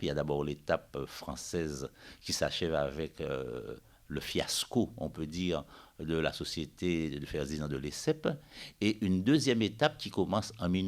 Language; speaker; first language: French; native; French